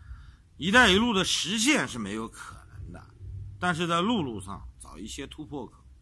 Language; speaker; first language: Chinese; native; Chinese